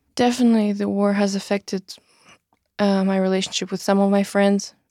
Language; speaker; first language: English; non-native, fluent; Russian